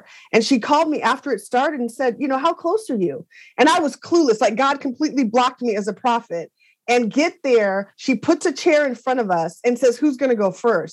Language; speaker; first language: English; native; English